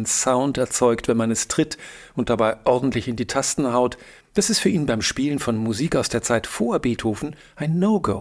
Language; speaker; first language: German; native; German